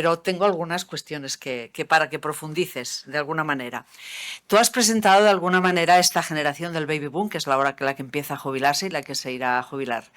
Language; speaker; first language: Spanish; non-native, local second language; Catalan